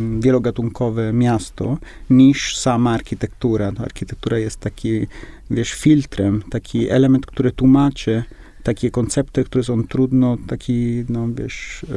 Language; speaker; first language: Polish; non-native, learner; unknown